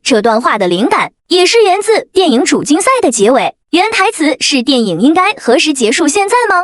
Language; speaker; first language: Chinese; native; Chinese